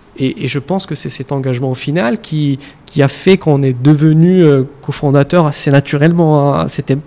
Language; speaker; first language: French; non-native, local second language; Arabic